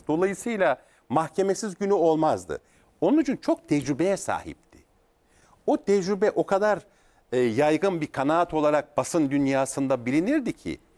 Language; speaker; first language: Turkish; native; Turkish